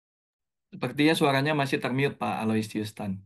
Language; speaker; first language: Indonesian; native; Indonesian